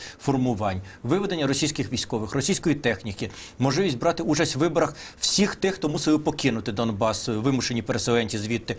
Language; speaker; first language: Ukrainian; native; Ukrainian